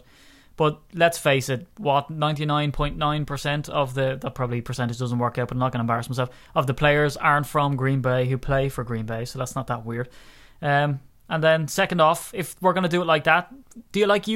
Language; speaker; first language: English; native; English